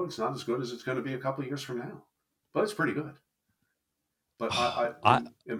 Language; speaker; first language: English; native; English